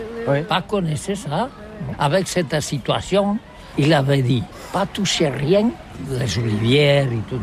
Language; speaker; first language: French; non-native, learner; Catalan